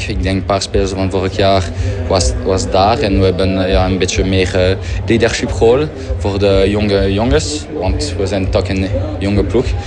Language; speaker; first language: Dutch; non-native, fluent; French